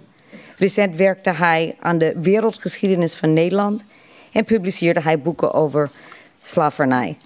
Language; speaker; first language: Dutch; non-native, fluent; English